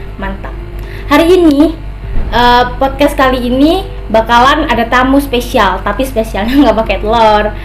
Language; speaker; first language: Indonesian; native; Indonesian